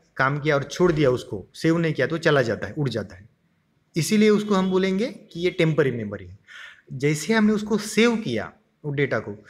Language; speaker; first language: Hindi; non-native, local second language; Marathi